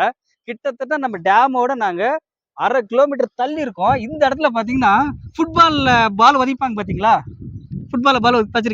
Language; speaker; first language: Tamil; native; Tamil